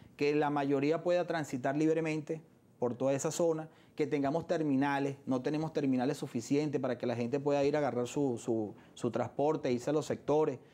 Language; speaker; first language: Spanish; native; Spanish